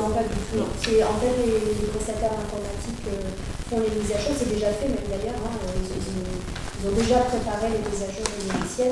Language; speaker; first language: French; native; French